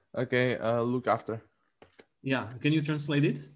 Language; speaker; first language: English; non-native, local second language; Czech